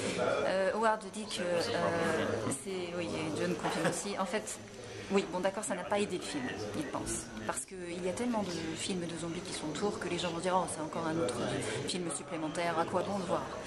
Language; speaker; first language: French; native; French